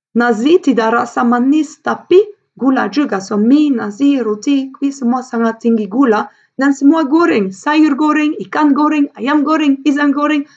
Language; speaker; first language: Malay; non-native, fluent; Dutch